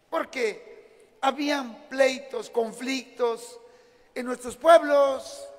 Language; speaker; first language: Spanish; native; Spanish